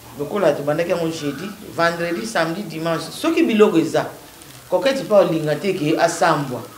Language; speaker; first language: Lingala; non-native, local second language; Kongo